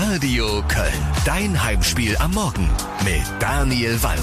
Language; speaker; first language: German; native; German